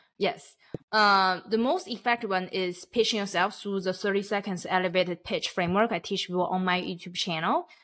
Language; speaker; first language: English; non-native, fluent; Chinese